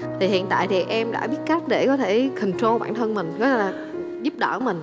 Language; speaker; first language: Vietnamese; native; Vietnamese